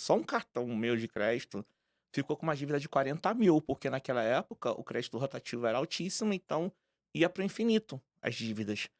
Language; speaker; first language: Portuguese; native; Portuguese